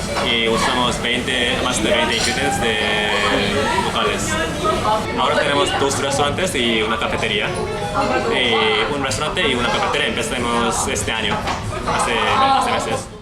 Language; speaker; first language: Spanish; non-native, fluent; Korean